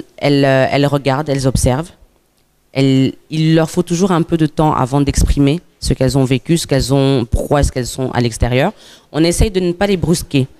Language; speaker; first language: French; native; French